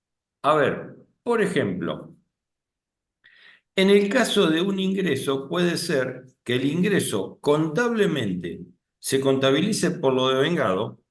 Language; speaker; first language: Spanish; native; Spanish